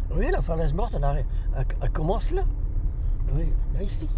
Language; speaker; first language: French; native; French